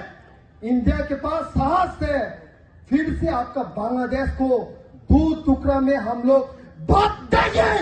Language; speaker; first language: Hindi; non-native, local second language; Kok Borok